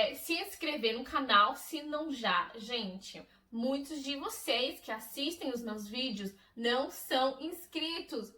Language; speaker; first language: Portuguese; non-native, fluent; English